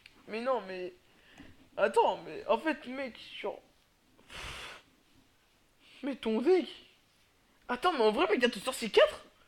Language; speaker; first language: French; native; French